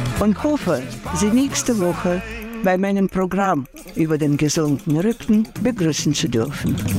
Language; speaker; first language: German; non-native, fluent; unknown